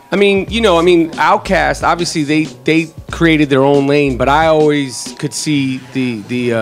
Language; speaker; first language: English; native; English